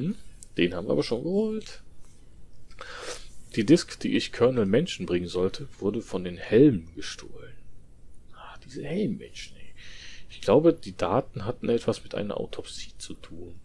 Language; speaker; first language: German; native; German